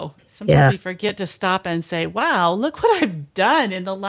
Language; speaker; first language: English; native; English